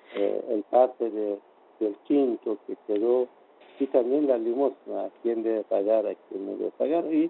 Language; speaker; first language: Spanish; non-native, fluent; Persian